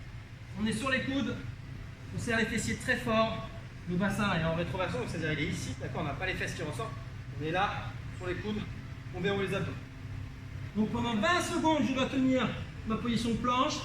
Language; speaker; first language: French; native; French